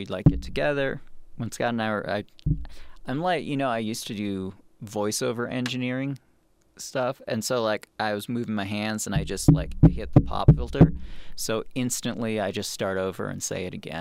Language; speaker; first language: English; native; English